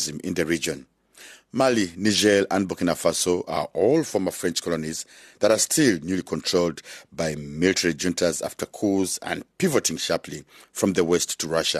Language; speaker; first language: English; non-native, local second language; Kinyarwanda